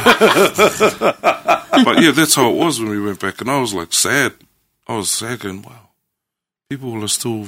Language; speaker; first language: English; native; English